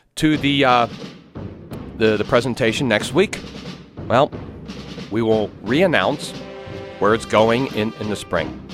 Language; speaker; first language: English; native; English